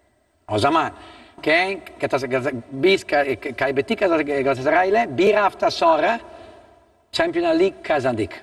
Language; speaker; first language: Turkish; non-native, learner; Italian